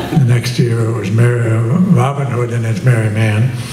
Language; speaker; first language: English; native; English